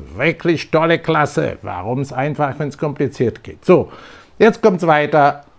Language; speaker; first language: German; non-native, fluent; Polish